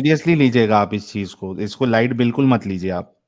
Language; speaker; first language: Hindi; native; Hindi